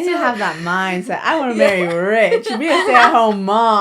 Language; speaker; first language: English; native; English